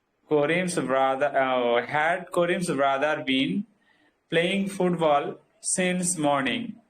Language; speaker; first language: English; non-native, local second language; Bangla